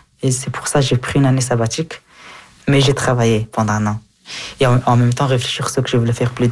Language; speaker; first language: French; non-native, fluent; Persian